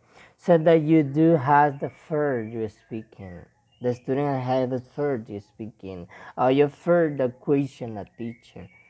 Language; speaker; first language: English; non-native, learner; Spanish